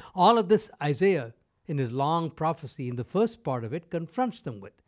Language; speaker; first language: English; non-native, local second language; Tamil